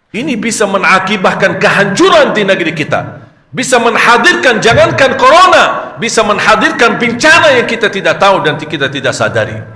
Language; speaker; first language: Malay; non-native, fluent; Arabic